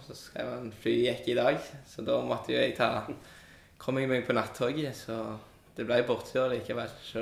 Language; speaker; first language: Norwegian; native; Norwegian